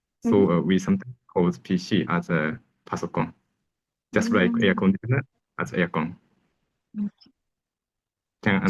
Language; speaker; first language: English; non-native, learner; Japanese